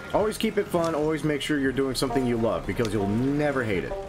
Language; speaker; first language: English; native; English